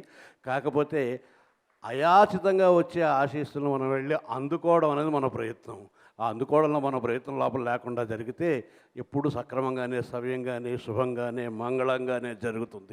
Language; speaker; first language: Telugu; native; Telugu